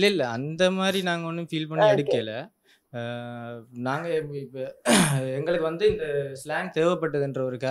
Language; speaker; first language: Tamil; native; Tamil